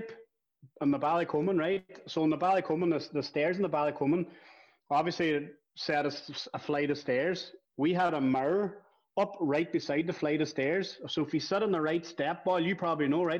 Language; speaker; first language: English; native; English